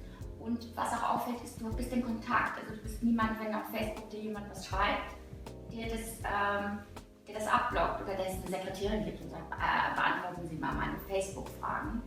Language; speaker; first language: German; native; German